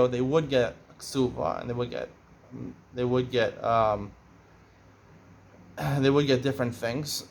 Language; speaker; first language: English; native; English